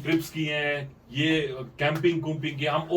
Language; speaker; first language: Hindi; native; Hindi